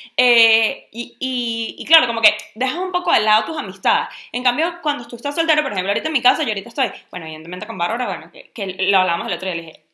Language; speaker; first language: Spanish; native; Spanish